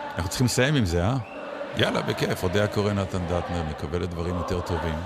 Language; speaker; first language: Hebrew; native; Hebrew